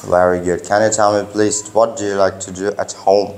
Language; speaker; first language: English; non-native, learner; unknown